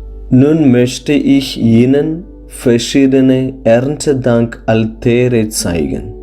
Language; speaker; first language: German; non-native, fluent; Malayalam